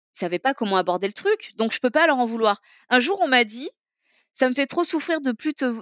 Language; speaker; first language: French; native; French